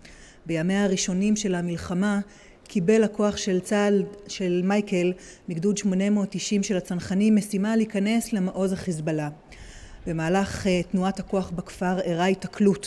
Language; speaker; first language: Hebrew; native; Hebrew